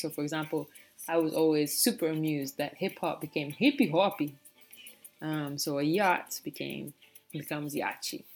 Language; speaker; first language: English; native; English